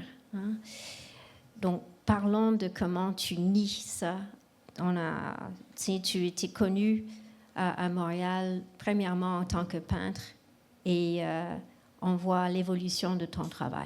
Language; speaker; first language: French; non-native, local second language; English